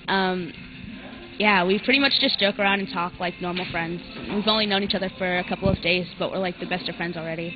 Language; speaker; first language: English; native; English